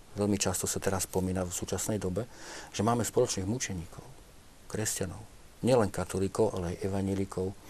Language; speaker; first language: Slovak; native; Slovak